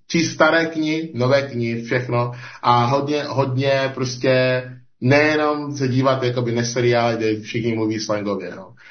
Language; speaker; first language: Czech; early bilingual, heritage; Czech